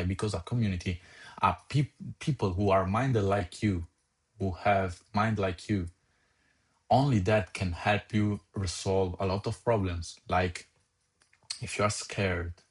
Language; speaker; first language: English; non-native, fluent; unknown